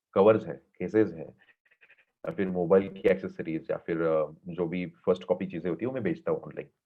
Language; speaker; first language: Hindi; non-native, local second language; Marathi